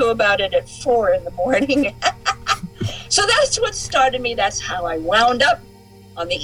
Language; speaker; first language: English; native; English